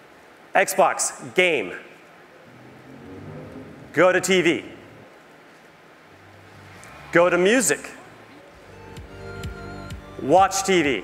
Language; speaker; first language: English; native; English